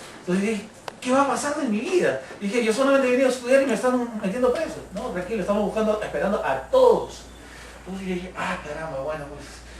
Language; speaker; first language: Spanish; native; Spanish